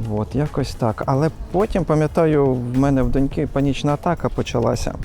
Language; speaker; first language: Ukrainian; native; Ukrainian